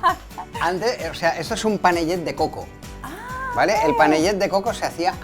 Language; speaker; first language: Spanish; native; Spanish